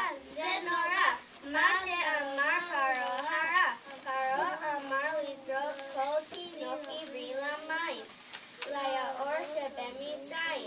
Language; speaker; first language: Hebrew; non-native, learner; English